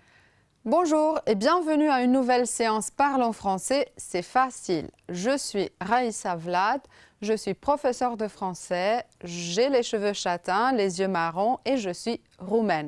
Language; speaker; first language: French; non-native, fluent; Romanian